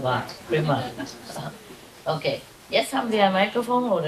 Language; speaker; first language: German; non-native, learner; Vietnamese